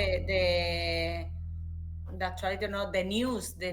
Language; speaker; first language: English; non-native, learner; Spanish